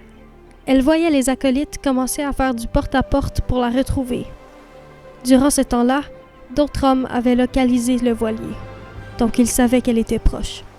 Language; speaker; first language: French; native; French